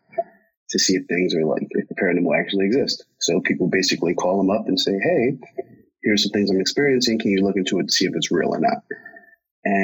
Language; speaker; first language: English; native; English